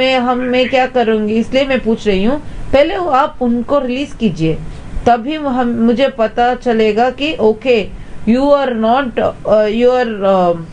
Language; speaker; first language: Hindi; non-native, local second language; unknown